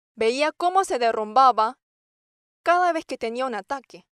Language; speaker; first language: Spanish; non-native, fluent; English